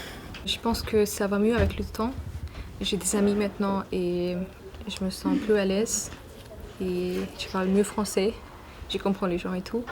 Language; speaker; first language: French; non-native, learner; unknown